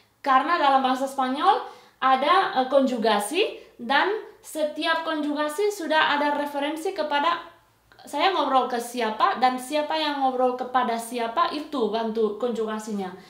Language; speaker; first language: Indonesian; non-native, fluent; Spanish